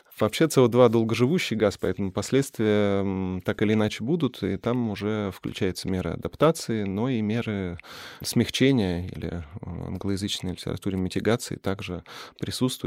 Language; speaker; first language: Russian; native; Russian